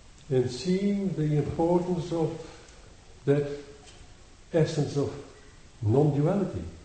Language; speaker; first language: English; non-native, fluent; Dutch